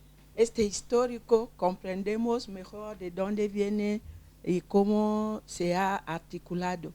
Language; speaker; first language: Spanish; non-native, fluent; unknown